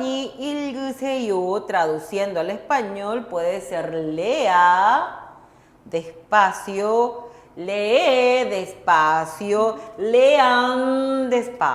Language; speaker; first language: Spanish; non-native, fluent; Korean